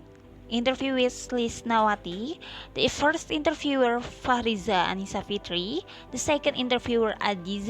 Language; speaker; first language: English; non-native, learner; Indonesian